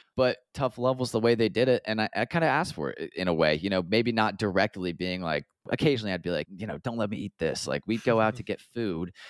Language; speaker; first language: English; native; English